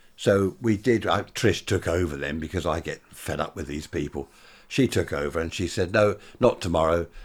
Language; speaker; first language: English; native; English